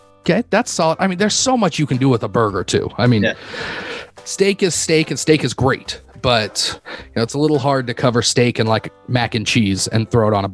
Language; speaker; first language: English; native; English